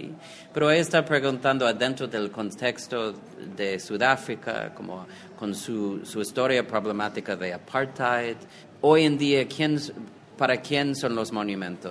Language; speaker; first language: Spanish; non-native, fluent; English